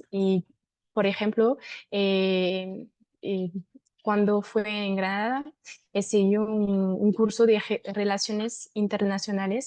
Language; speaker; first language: Spanish; non-native, fluent; French